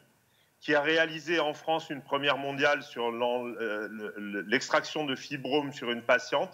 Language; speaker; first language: French; native; French